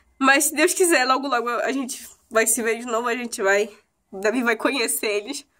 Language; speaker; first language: Portuguese; native; Portuguese